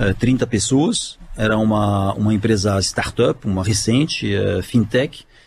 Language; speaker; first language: Portuguese; non-native, fluent; French